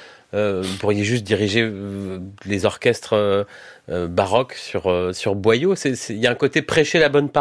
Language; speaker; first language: French; native; French